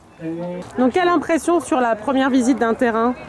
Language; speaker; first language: French; native; French